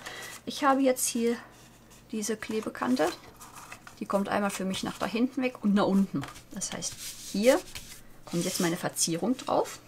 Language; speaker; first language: German; native; German